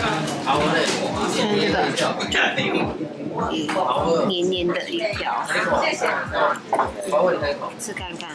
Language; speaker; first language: Chinese; early bilingual, heritage; Chinese